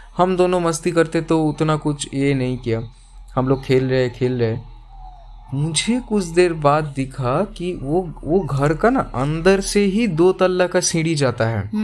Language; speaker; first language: Hindi; non-native, local second language; Bangla